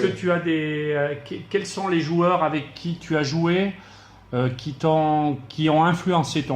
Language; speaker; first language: French; native; French